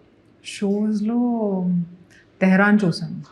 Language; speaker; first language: Telugu; non-native, fluent; Hindi